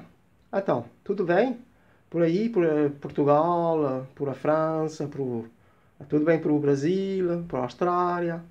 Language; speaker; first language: Portuguese; early bilingual, heritage; Portuguese